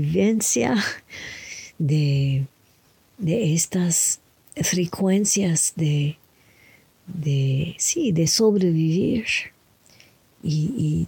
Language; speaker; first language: Spanish; non-native, learner; English